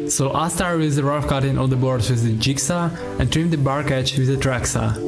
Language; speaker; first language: English; non-native, learner; Ukrainian